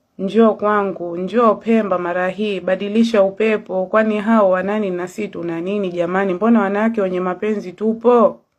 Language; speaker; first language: Swahili; native; Swahili